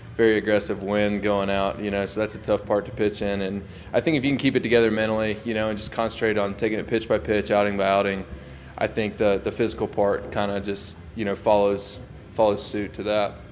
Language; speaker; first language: English; native; English